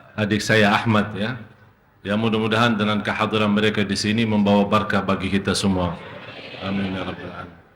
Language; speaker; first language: Indonesian; non-native, fluent; Arabic